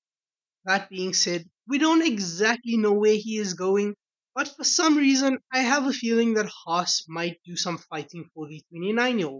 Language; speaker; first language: English; native; English